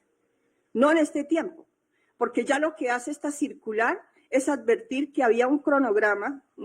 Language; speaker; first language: Spanish; native; Spanish